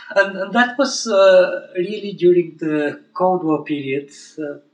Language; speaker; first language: English; non-native, fluent; Bulgarian